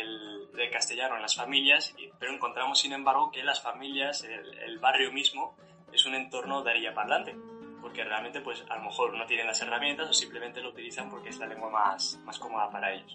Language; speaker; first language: Spanish; native; Spanish